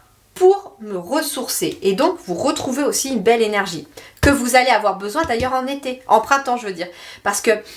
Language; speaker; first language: French; native; French